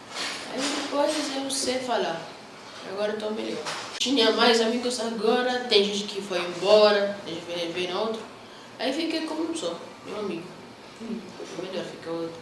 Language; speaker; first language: Portuguese; non-native, learner; Arabic